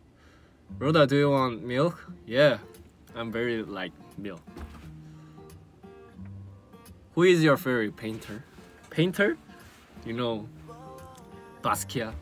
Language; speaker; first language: English; non-native, learner; Korean